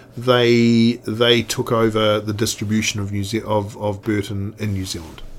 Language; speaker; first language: English; native; English